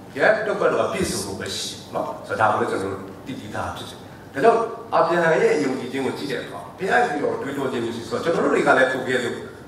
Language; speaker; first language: Burmese; non-native, local second language; S'gaw Karen